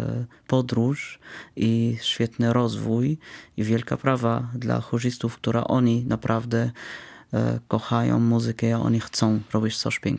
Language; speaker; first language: Polish; non-native, fluent; Arabic